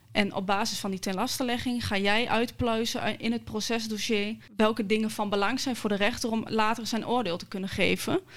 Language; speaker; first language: Dutch; native; Dutch